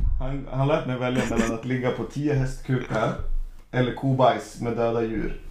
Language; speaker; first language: Swedish; native; Swedish